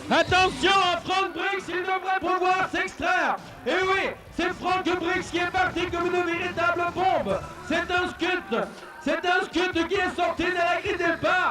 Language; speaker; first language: French; native; French